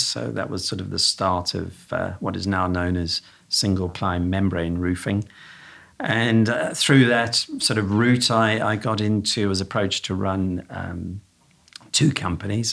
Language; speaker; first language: English; native; English